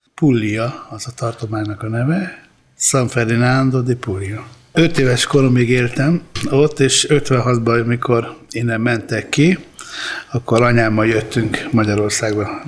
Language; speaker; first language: Hungarian; early bilingual, other home language; Italian